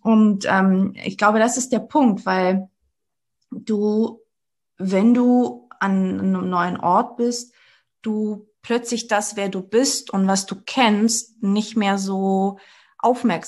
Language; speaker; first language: German; early bilingual, other home language; Portuguese